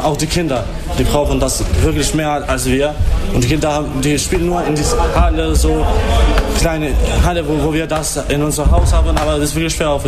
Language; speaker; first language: German; non-native, learner; Albanian